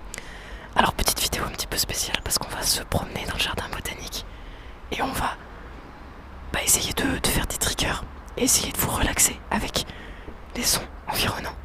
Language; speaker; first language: French; native; French